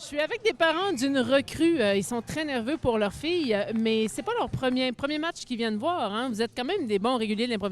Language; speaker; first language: French; native; French